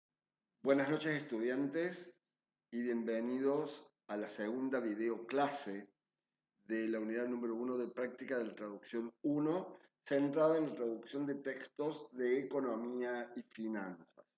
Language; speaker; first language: Spanish; native; Spanish